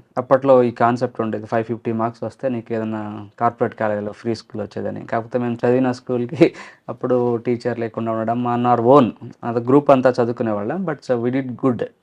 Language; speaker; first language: Telugu; non-native, local second language; Lambadi